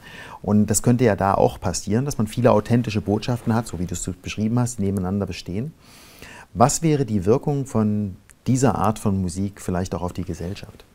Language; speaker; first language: German; native; German